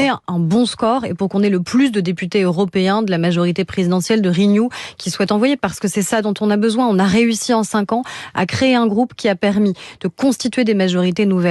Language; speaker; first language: French; native; French